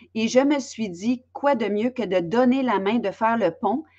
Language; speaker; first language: French; native; French